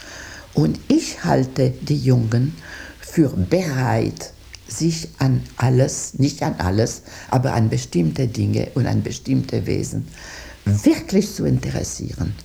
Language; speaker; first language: German; non-native, local second language; French